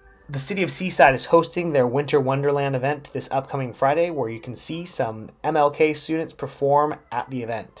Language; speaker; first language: English; early bilingual, other home language; Spanish